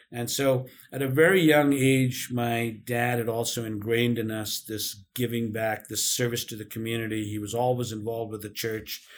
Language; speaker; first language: English; non-native, local second language; Urdu